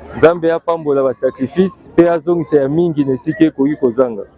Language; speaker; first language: Lingala; non-native, local second language; Kongo